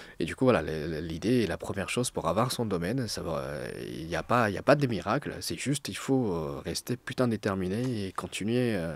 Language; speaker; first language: French; non-native, fluent; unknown